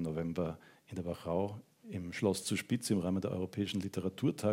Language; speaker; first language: German; native; German